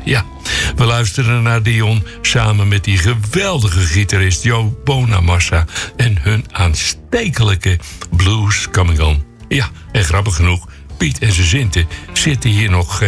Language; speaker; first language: Dutch; native; Dutch